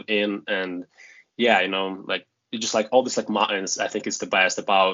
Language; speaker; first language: English; non-native, fluent; Russian